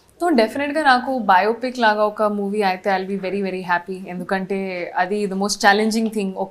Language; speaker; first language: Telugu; non-native, learner; Hindi